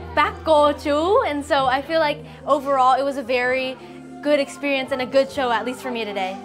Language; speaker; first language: English; early bilingual, other home language; Vietnamese